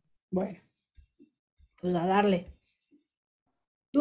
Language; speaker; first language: Spanish; native; Spanish